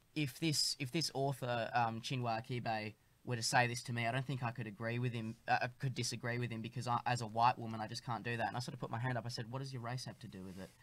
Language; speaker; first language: English; native; English